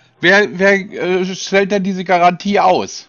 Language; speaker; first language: German; native; German